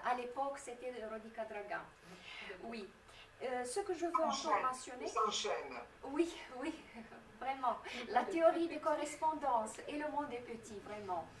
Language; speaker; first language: French; non-native, fluent; Romanian